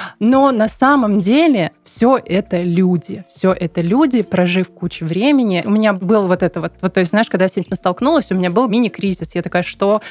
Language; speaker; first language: Russian; non-native, local second language; Tatar